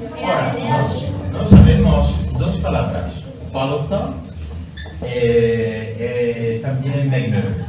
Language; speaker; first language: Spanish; non-native, learner; Italian